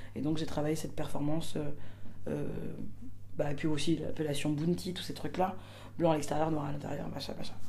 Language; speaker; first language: French; native; French